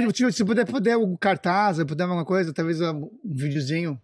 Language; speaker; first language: Portuguese; non-native, fluent; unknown